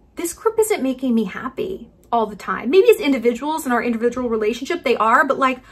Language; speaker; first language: English; native; English